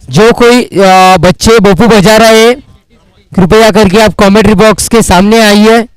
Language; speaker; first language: Hindi; non-native, local second language; Marathi